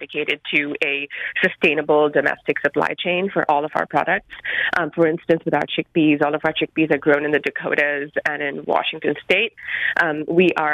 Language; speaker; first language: English; non-native, local second language; Hindi